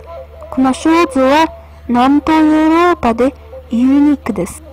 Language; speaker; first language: Japanese; non-native, learner; Romanian